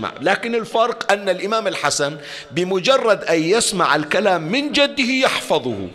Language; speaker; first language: Arabic; native; Arabic